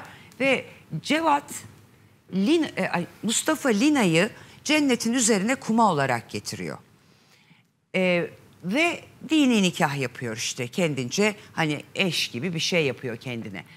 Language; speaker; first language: Turkish; native; Turkish